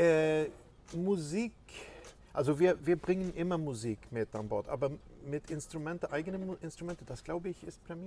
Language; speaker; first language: German; non-native, fluent; Swedish